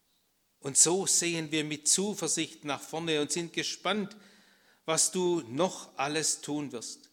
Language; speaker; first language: German; native; German